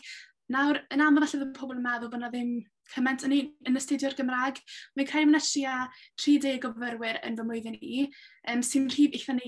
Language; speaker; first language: Welsh; native; Welsh